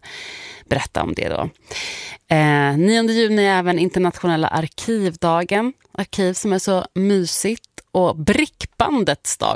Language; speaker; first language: Swedish; native; Swedish